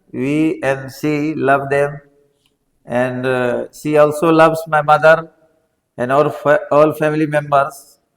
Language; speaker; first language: English; non-native, learner; Hindi